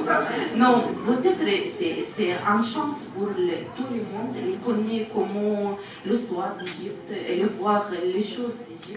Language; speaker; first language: French; non-native, learner; Arabic